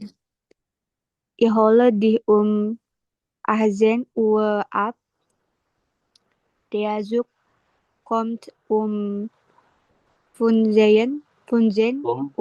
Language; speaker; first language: German; non-native, learner; Indonesian